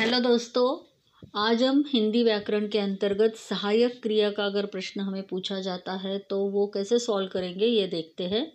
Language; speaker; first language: Hindi; non-native, local second language; Marathi